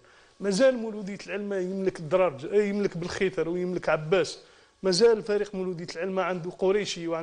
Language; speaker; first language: Arabic; native; Arabic